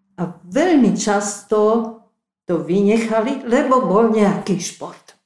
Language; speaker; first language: Slovak; non-native, local second language; Hungarian